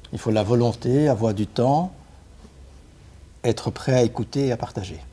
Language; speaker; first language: French; native; French